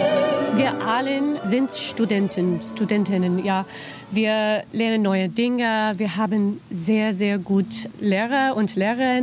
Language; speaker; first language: German; non-native, learner; English